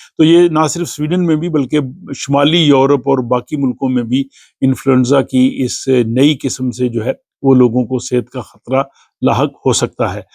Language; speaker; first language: Urdu; non-native, local second language; Punjabi